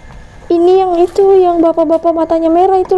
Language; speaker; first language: Indonesian; native; Indonesian